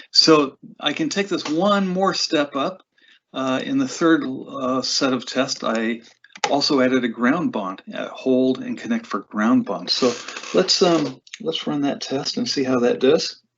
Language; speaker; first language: English; native; English